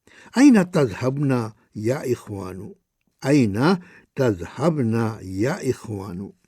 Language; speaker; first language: Arabic; non-native, fluent; Urdu